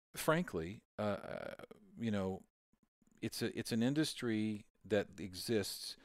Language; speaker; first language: English; native; English